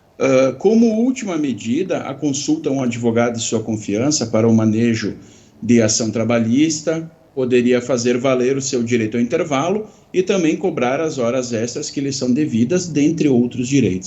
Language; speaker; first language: Portuguese; native; Portuguese